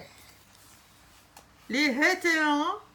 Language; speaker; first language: French; native; French